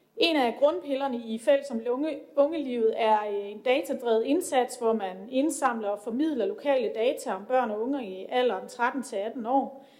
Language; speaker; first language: Danish; native; Danish